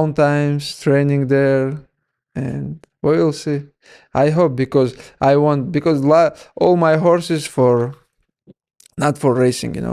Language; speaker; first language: English; non-native, learner; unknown